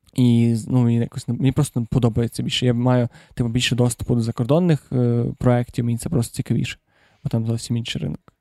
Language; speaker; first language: Ukrainian; non-native, local second language; Russian